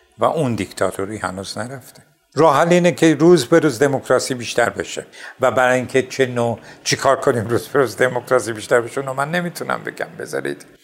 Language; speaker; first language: Persian; non-native, local second language; Azerbaijani